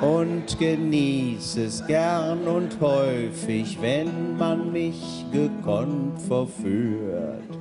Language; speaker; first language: German; native; German